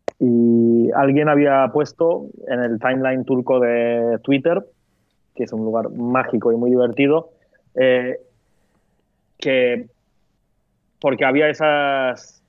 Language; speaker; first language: Spanish; non-native, fluent; Turkish